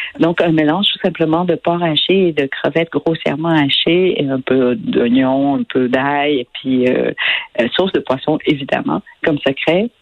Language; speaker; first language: French; early bilingual, other home language; Vietnamese